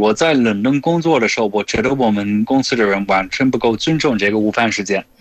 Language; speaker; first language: Chinese; non-native, fluent; English